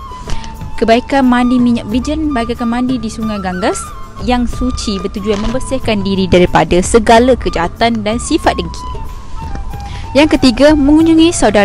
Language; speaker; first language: Malay; native; Malay